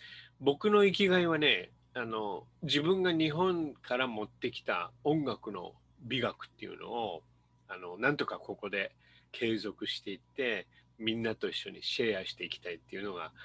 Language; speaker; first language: Japanese; native; Japanese